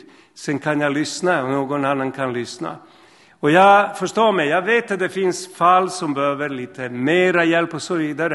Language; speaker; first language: Swedish; non-native, fluent; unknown